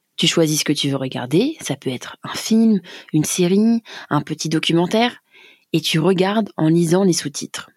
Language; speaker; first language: French; native; French